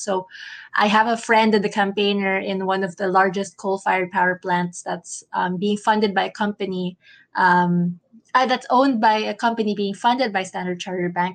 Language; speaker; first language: English; non-native, local second language; Filipino